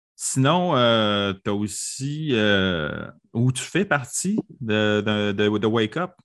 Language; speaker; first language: French; native; French